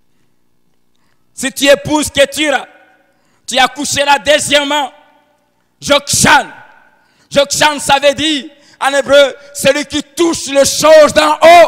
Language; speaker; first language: French; non-native, local second language; Lingala